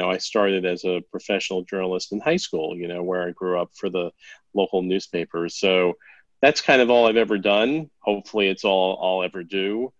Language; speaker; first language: English; native; English